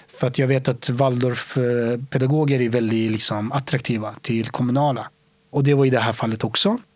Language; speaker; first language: Swedish; early bilingual, other home language; Romany